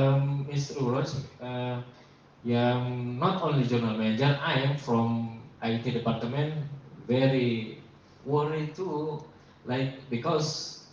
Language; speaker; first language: English; non-native, learner; Indonesian